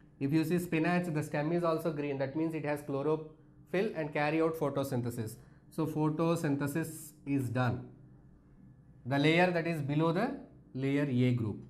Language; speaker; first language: English; non-native, local second language; Telugu